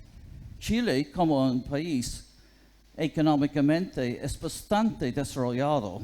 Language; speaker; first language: Spanish; non-native, fluent; English